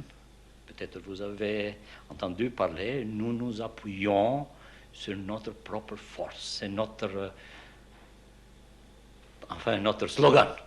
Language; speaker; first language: French; non-native, fluent; Albanian